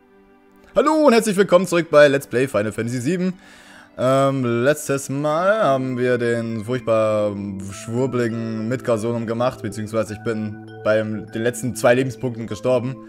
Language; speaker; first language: German; native; German